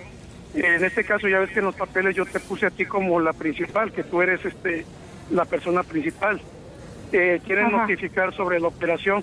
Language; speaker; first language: Spanish; native; Spanish